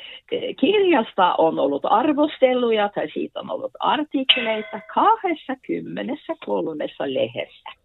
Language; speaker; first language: Finnish; non-native, fluent; Norwegian